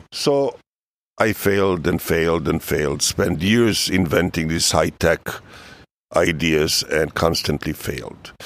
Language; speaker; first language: English; early bilingual, other home language; Hebrew